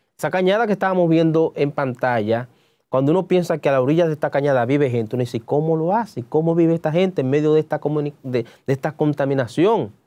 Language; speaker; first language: Spanish; native; Spanish